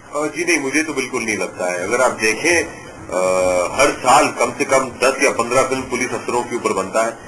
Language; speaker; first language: Hindi; native; Hindi